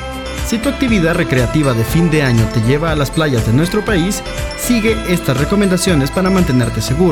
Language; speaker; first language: Spanish; native; Spanish